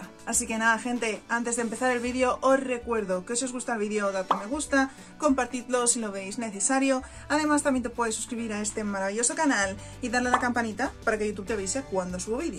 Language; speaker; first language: Spanish; native; Spanish